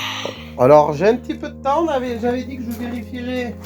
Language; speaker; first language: French; native; French